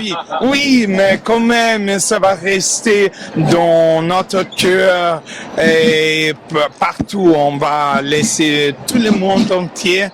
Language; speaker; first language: French; non-native, learner; Portuguese